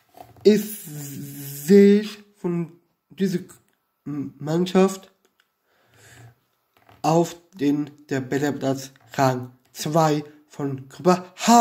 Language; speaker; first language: German; non-native, learner; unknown